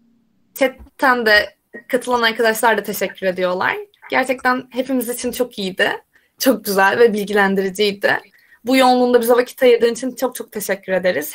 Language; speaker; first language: Turkish; native; Turkish